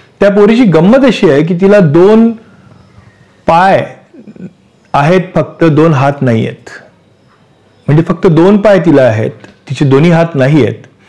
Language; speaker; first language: Marathi; native; Marathi